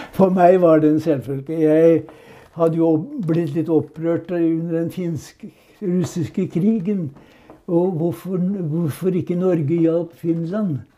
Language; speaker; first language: Norwegian; native; Norwegian